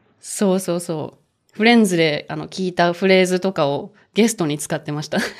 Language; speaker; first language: Japanese; native; Japanese